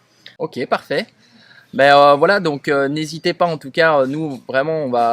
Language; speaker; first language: French; native; French